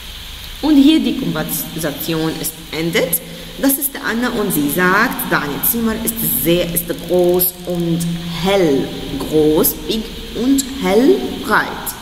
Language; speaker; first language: German; non-native, fluent; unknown